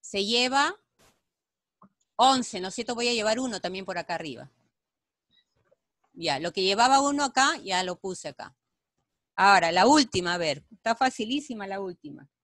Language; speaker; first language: Spanish; native; Spanish